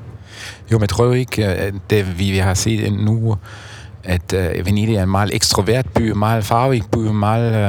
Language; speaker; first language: Danish; non-native, fluent; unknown